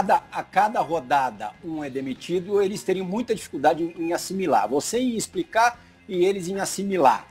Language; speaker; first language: Portuguese; native; Portuguese